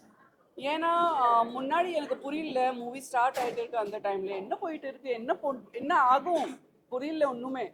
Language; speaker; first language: Tamil; non-native, fluent; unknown